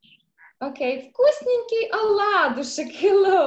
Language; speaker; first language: Russian; native; Russian